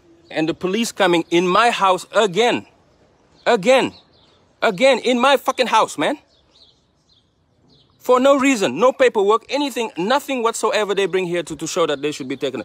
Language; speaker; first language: English; non-native, fluent; Wolof